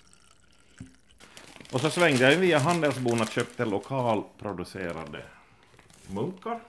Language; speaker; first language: Swedish; native; Swedish